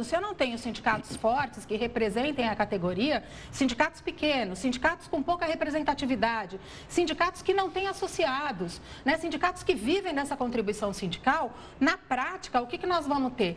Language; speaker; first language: Portuguese; native; Portuguese